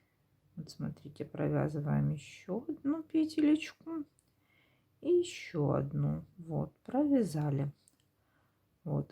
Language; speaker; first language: Russian; native; Russian